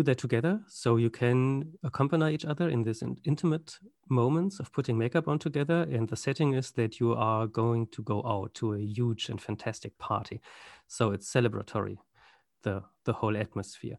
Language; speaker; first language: English; non-native, fluent; German